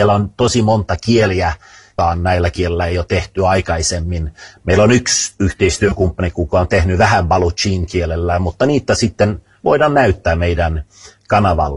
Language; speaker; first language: Finnish; non-native, fluent; Swedish